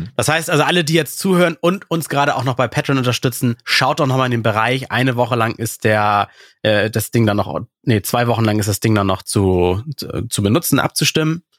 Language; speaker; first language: German; early bilingual, other home language; Russian